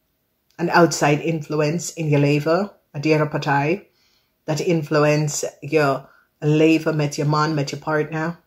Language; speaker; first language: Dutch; non-native, fluent; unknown